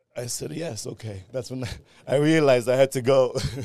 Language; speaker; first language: English; early bilingual, other home language; Armenian